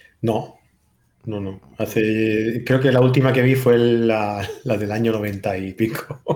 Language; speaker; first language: Spanish; native; Spanish